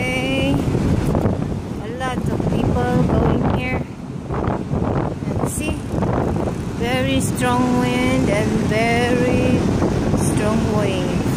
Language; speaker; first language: English; non-native, local second language; Filipino